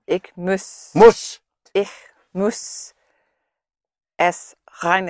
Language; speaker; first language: German; non-native, learner; English